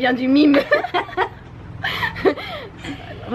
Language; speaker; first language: French; native; French